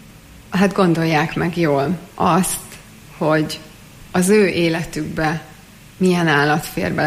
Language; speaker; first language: Hungarian; native; Hungarian